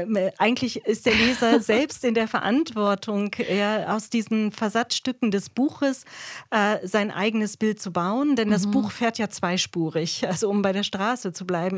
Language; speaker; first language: German; native; German